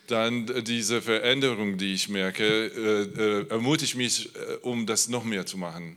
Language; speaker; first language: German; non-native, learner; Polish